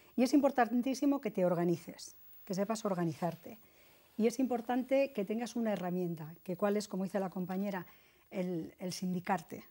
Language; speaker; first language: Spanish; native; Spanish